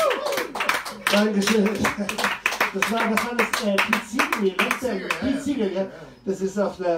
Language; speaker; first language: German; native; German